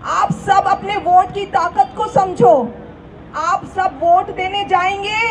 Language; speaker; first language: Hindi; native; Hindi